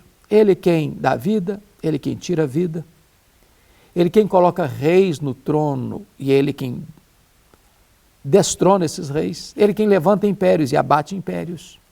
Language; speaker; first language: Portuguese; native; Portuguese